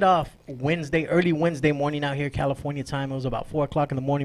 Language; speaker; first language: English; native; English